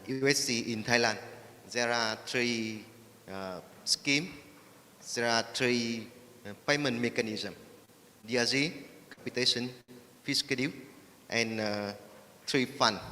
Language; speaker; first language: English; non-native, learner; Vietnamese